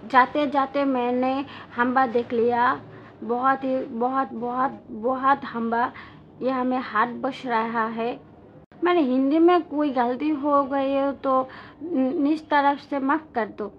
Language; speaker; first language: Hindi; non-native, learner; Bangla